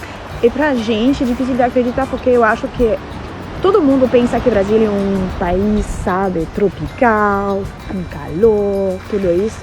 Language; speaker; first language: Portuguese; non-native, fluent; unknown